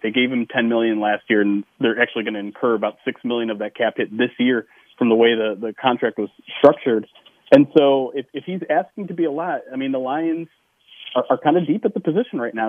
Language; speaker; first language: English; native; English